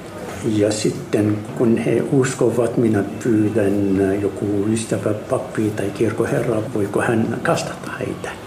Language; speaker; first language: Finnish; non-native, learner; Arabic